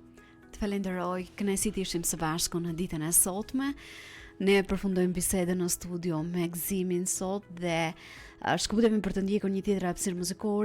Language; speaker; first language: Albanian; native; Albanian